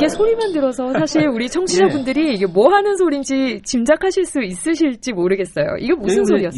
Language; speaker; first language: Korean; native; Korean